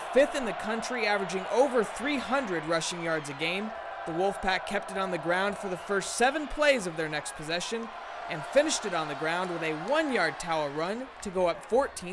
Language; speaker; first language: English; native; English